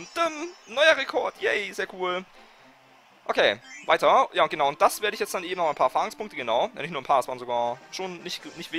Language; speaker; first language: German; native; German